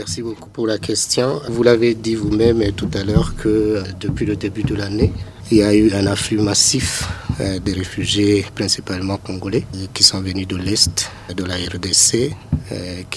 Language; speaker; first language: French; non-native, local second language; Rundi